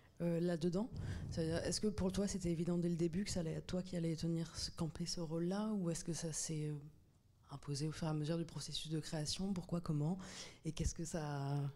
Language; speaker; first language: French; native; French